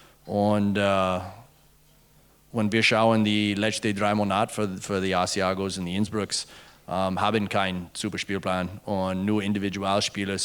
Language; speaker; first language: German; non-native, learner; English